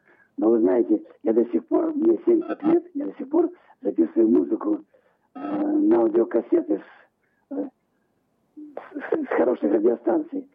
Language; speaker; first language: Ukrainian; non-native, local second language; Russian